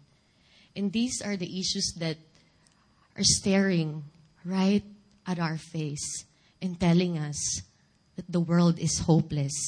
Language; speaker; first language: English; non-native, local second language; Filipino